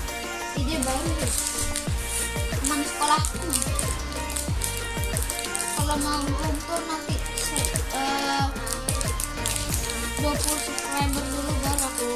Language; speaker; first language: Indonesian; native; Indonesian